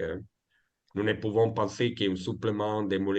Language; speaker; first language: French; non-native, fluent; Italian